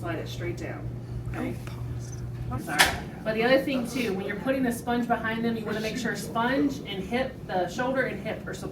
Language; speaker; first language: English; native; English